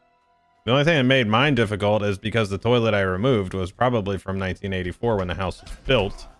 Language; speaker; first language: English; native; English